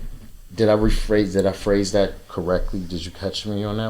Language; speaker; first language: English; native; English